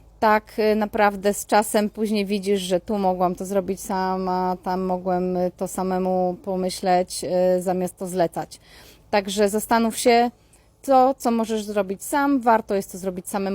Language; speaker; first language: Polish; native; Polish